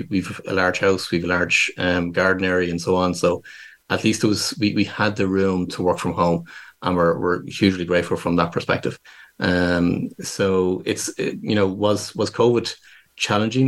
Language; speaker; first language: English; native; English